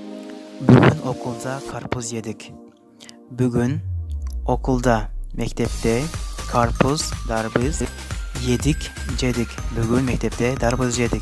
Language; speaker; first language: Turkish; non-native, fluent; Kyrgyz